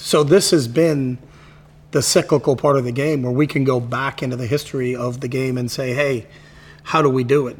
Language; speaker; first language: English; native; English